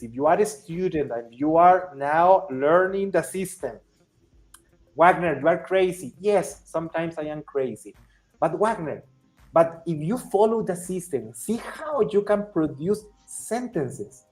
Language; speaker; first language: English; non-native, fluent; Spanish